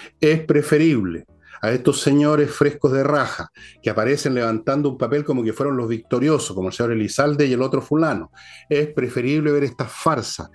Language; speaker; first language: Spanish; native; Spanish